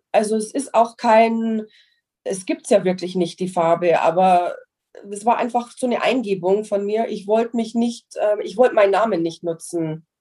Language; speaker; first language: German; non-native, fluent; English